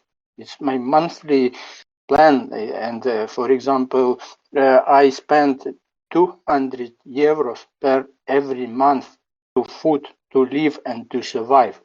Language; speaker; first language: English; non-native, learner; Ukrainian